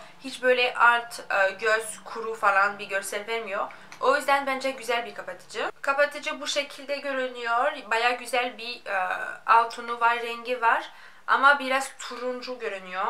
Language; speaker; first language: Turkish; non-native, fluent; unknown